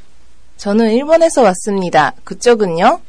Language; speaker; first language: Korean; non-native, learner; Japanese